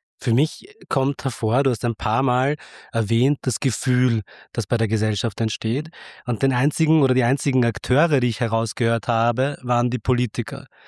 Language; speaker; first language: German; early bilingual, other home language; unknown